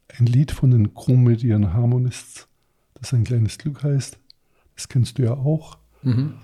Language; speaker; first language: German; non-native, fluent; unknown